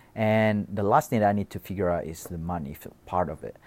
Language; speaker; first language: English; non-native, fluent; Indonesian